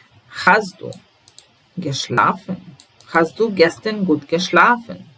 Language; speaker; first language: German; non-native, fluent; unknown